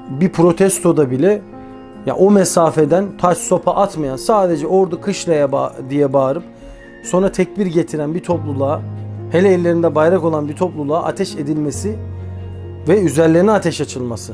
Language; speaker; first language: Turkish; native; Turkish